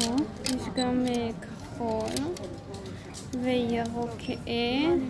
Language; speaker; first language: Hebrew; early bilingual, other home language; Russian